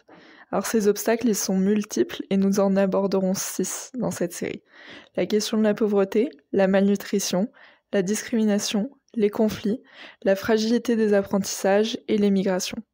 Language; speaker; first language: French; native; French